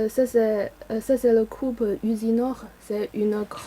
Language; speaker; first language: French; non-native, learner; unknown